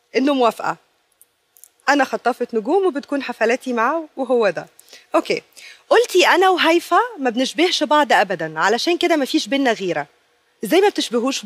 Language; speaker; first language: Arabic; native; Arabic